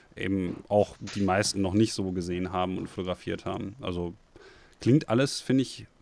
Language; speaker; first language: German; native; German